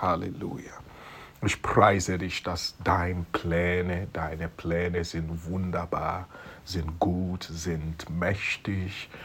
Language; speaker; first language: German; non-native, fluent; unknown